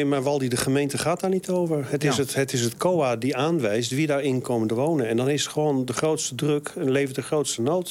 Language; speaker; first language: Dutch; native; Dutch